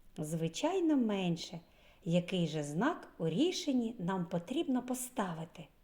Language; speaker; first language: Ukrainian; native; Ukrainian